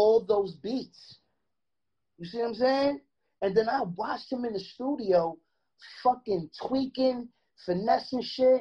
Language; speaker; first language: English; native; English